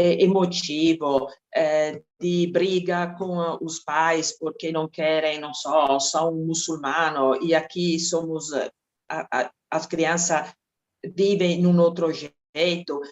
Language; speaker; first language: Portuguese; non-native, fluent; Italian